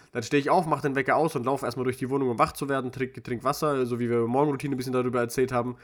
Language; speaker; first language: German; early bilingual, other home language; Russian